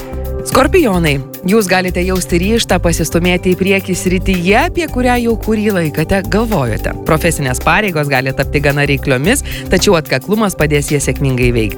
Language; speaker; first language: Lithuanian; native; Lithuanian